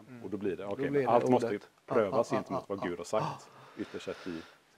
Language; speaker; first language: Swedish; native; Swedish